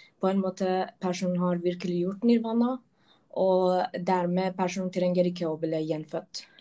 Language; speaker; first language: Norwegian; non-native, local second language; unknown